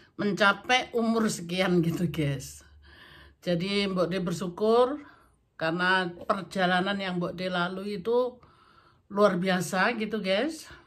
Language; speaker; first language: Indonesian; non-native, local second language; Javanese